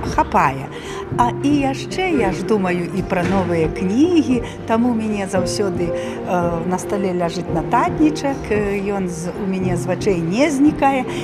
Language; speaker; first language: Belarusian; native; Belarusian